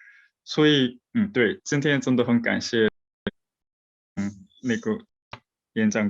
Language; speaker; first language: Chinese; non-native, fluent; Korean